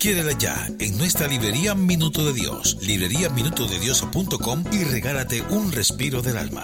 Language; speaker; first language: Spanish; native; Spanish